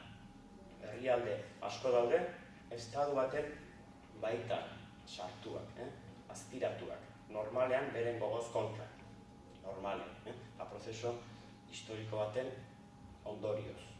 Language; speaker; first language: Basque; native; Basque